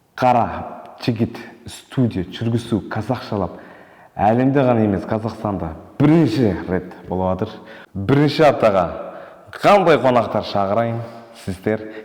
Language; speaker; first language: Kazakh; non-native, fluent; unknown